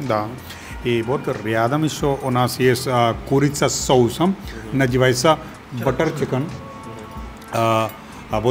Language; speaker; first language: Russian; non-native, fluent; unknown